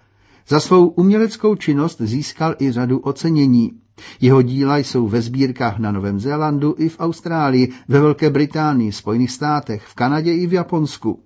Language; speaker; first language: Czech; native; Czech